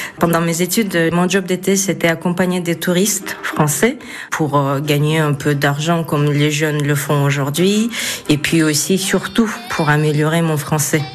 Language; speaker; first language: French; non-native, fluent; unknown